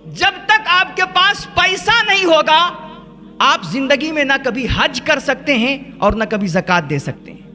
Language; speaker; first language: Urdu; native; Urdu